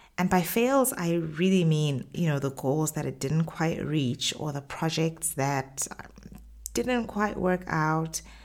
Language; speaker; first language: English; non-native, local second language; Tswana